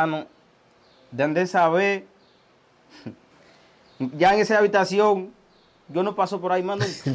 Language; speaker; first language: Spanish; early bilingual, other home language; Haitian Creole